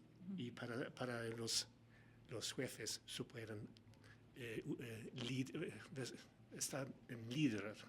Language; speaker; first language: Spanish; non-native, learner; Swedish